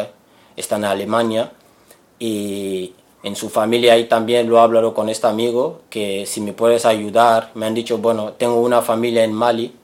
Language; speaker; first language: Spanish; non-native, learner; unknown